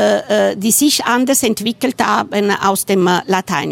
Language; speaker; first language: German; non-native, fluent; Italian